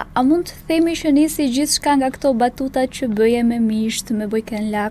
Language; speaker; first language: Albanian; native; Albanian